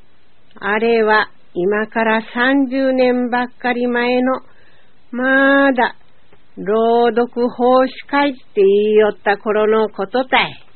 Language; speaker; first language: Japanese; native; Japanese